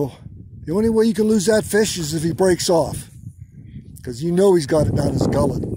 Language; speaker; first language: English; native; English